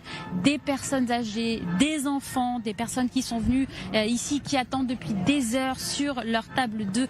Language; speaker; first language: French; native; French